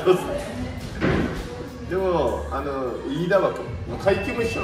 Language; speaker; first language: Japanese; native; Japanese